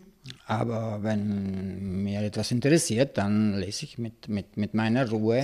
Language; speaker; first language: German; non-native, local second language; Italian